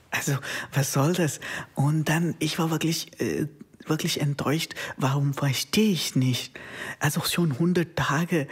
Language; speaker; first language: German; non-native, learner; Konkani